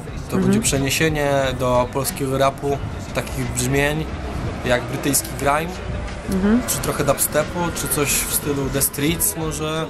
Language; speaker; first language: Polish; native; Polish